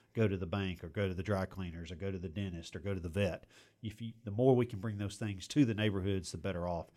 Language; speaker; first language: English; native; English